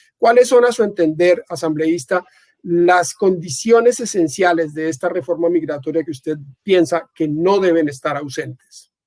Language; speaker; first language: Spanish; native; Spanish